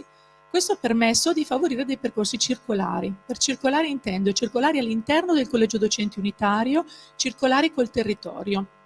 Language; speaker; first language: Italian; native; Italian